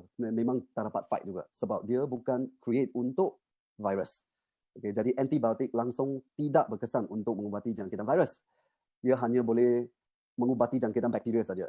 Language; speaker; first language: Malay; non-native, local second language; Chinese